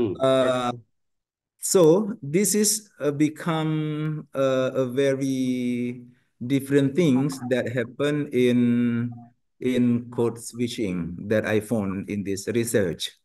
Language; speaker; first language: English; non-native, learner; Indonesian